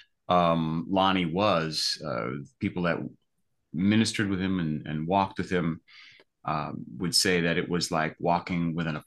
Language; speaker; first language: English; native; English